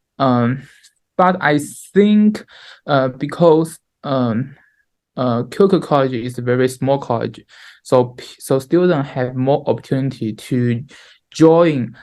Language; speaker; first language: English; non-native, learner; Chinese